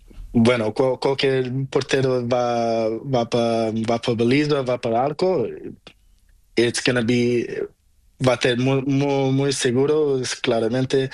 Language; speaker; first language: Spanish; non-native, learner; Portuguese